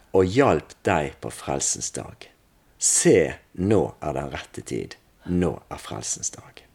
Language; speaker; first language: Norwegian; native; Norwegian